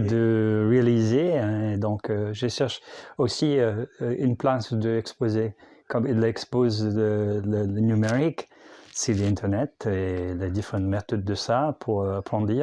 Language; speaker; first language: French; non-native, learner; English